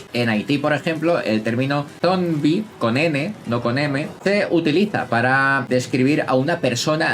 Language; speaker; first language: Spanish; native; Spanish